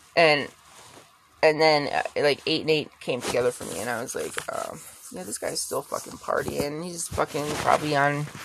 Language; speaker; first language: English; native; English